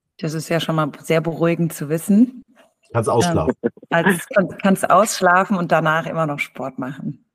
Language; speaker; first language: German; native; German